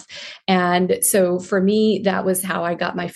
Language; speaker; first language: English; non-native, local second language; Hindi